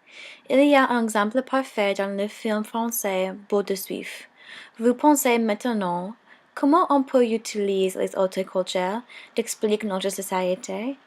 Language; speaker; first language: French; non-native, learner; English